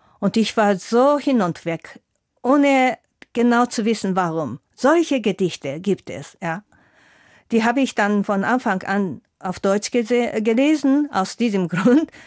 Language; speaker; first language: German; non-native, fluent; Japanese